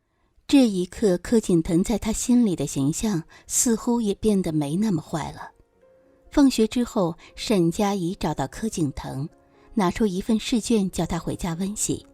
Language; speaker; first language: Chinese; native; Chinese